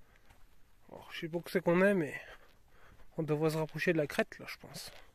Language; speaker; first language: French; native; French